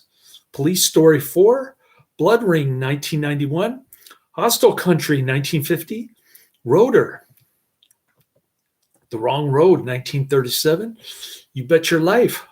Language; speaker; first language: English; native; English